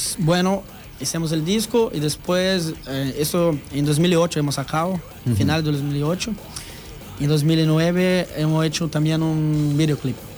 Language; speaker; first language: Spanish; non-native, learner; Portuguese